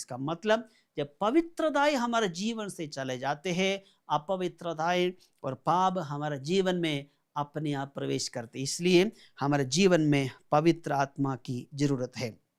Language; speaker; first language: Hindi; non-native, local second language; Malayalam